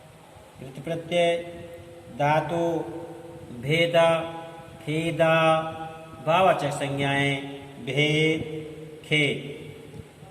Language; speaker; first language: Hindi; native; Hindi